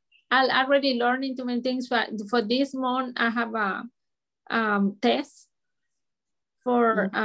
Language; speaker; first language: English; non-native, learner; Spanish